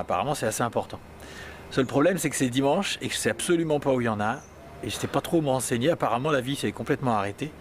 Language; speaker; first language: French; native; French